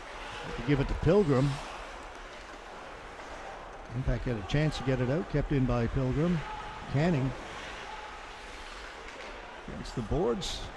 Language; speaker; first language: English; native; English